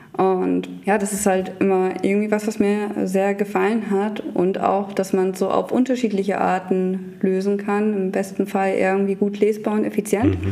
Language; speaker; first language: German; native; German